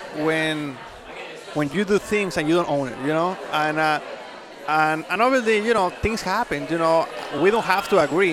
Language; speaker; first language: English; non-native, fluent; Spanish